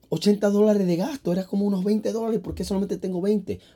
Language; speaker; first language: Spanish; early bilingual, heritage; Spanish